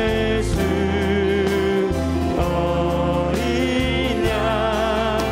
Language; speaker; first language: Korean; native; Korean